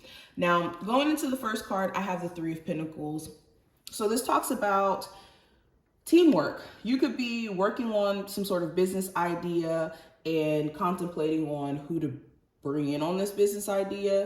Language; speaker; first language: English; native; English